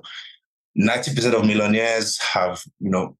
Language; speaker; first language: English; non-native, local second language; Yoruba